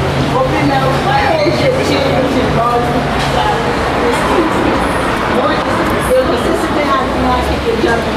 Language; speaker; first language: Portuguese; non-native, learner; Haitian Creole